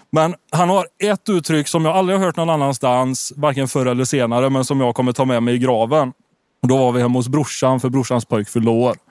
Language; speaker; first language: Swedish; native; Swedish